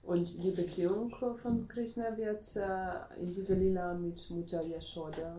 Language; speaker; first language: German; non-native, fluent; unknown